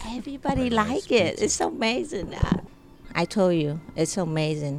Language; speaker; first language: English; non-native, learner; Vietnamese